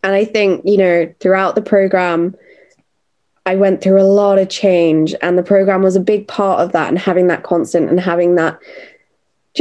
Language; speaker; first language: English; native; English